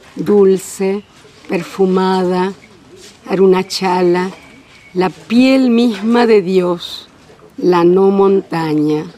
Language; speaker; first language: Spanish; native; Spanish